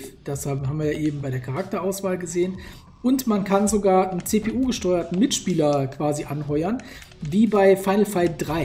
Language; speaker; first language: German; native; German